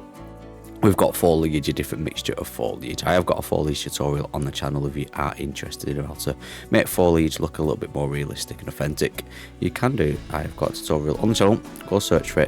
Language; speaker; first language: English; native; English